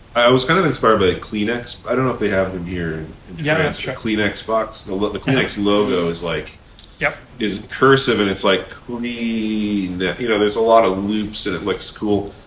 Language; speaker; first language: English; native; English